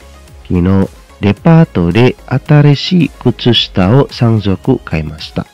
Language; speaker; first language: Japanese; non-native, fluent; Indonesian